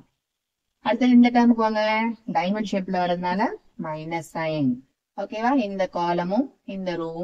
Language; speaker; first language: Tamil; native; Tamil